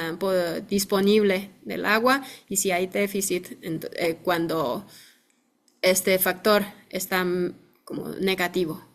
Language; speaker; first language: Spanish; non-native, fluent; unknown